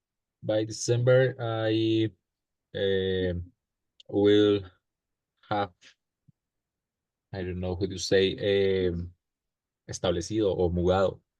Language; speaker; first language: English; non-native, learner; Spanish